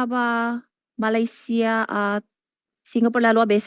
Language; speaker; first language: Filipino; non-native, learner; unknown